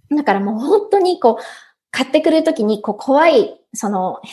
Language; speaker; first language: Japanese; native; Japanese